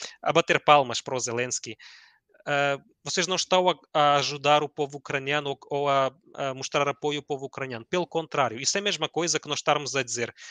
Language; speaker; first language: Portuguese; early bilingual, other home language; Ukrainian